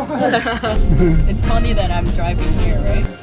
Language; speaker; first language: English; non-native, learner; Korean